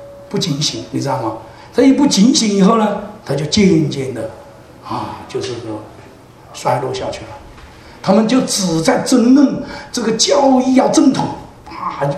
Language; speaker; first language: Chinese; native; Chinese